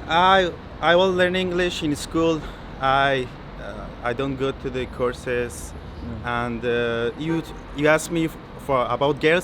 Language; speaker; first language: English; non-native, learner; Persian